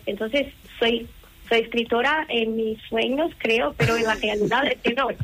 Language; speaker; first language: Spanish; non-native, learner; Portuguese